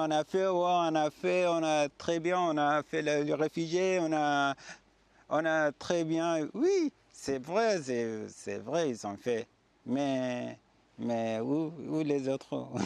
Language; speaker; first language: French; non-native, learner; Arabic